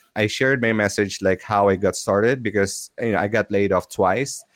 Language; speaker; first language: English; non-native, local second language; Filipino